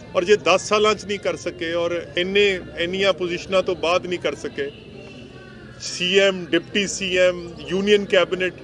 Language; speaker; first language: Punjabi; native; Punjabi